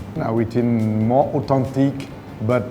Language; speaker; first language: English; non-native, fluent; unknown